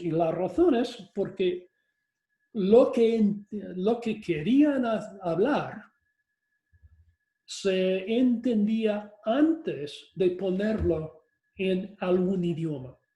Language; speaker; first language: Spanish; non-native, fluent; English